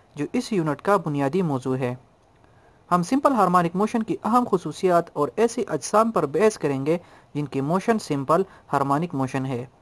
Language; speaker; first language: Urdu; non-native, local second language; Pashto